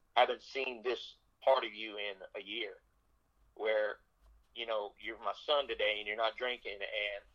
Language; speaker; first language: English; native; English